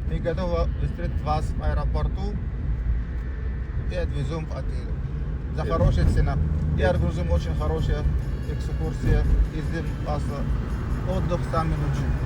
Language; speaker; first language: Russian; non-native, learner; Arabic